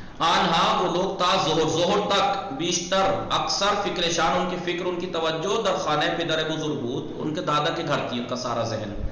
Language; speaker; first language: Urdu; native; Urdu